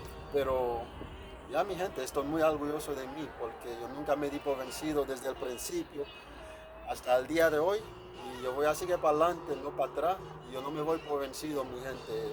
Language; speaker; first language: Spanish; non-native, fluent; Haitian Creole